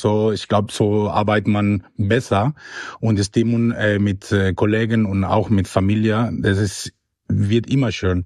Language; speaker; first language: German; non-native, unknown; Spanish